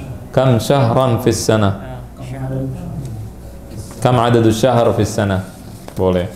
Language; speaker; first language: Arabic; non-native, fluent; Indonesian